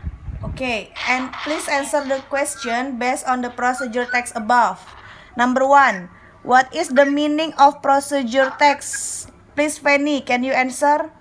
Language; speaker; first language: English; non-native, local second language; Indonesian